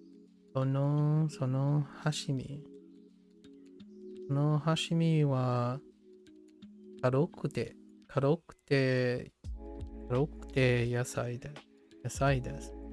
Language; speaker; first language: Japanese; non-native, learner; English